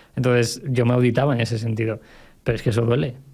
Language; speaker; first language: Spanish; native; Spanish